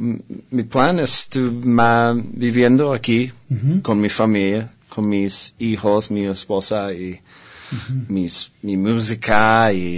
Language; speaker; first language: Spanish; non-native, learner; English